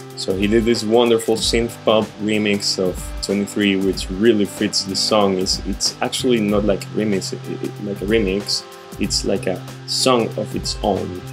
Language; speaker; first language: English; non-native, fluent; Spanish